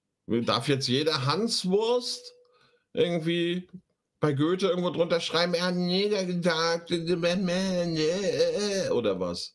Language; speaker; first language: German; native; German